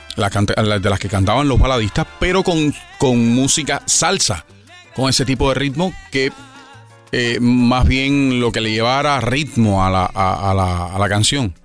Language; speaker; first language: Spanish; native; Spanish